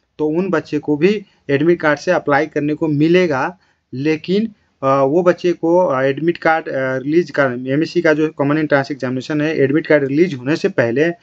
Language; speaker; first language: Hindi; non-native, local second language; Bhojpuri